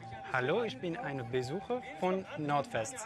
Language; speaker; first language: German; non-native, learner; French